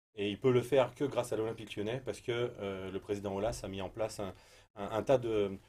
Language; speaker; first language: French; native; French